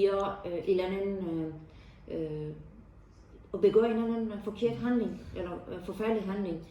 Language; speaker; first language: Danish; non-native, fluent; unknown